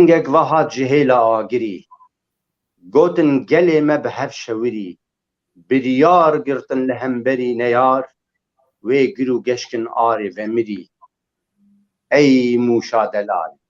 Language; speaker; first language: Kurdish; native; Kurdish